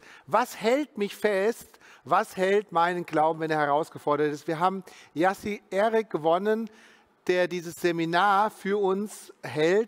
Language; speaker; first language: German; native; German